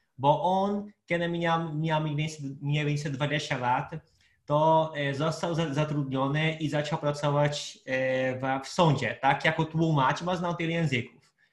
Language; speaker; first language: Polish; non-native, fluent; Portuguese